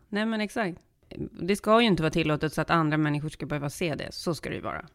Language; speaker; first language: Swedish; early bilingual, heritage; Swedish